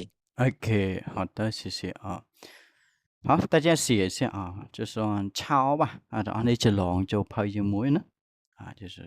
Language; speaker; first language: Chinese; non-native, fluent; Khmer